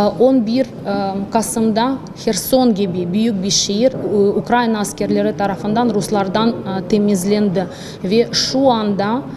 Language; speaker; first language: Turkish; non-native, fluent; Ukrainian